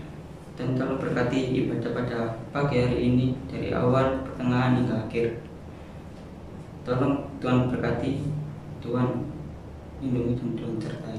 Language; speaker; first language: Indonesian; native; Indonesian